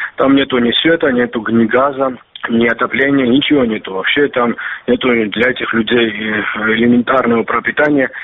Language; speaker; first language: Russian; non-native, local second language; Georgian